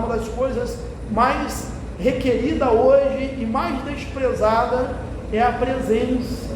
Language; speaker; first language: Portuguese; native; Portuguese